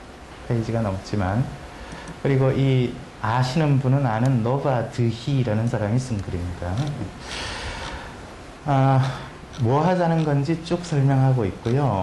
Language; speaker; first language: Korean; native; Korean